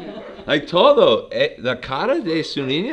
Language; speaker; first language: Spanish; non-native, learner; English